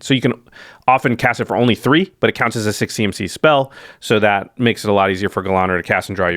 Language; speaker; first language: English; native; English